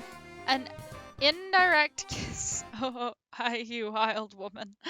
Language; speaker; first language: English; native; English